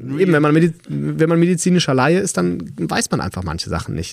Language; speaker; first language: German; native; German